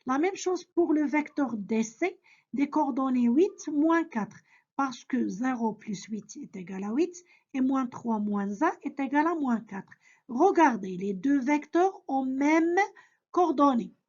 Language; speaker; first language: French; non-native, local second language; Arabic